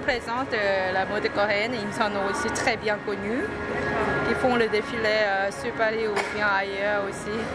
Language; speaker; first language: French; non-native, fluent; Korean